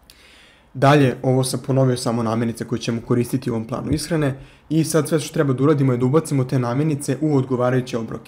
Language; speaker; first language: Serbian; native; Serbian